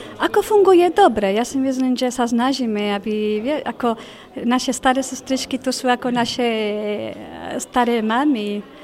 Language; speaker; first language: Slovak; non-native, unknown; Spanish